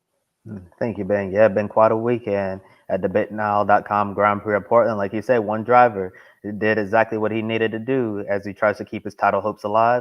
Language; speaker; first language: English; native; English